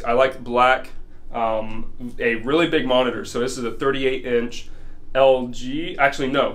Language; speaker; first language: English; native; English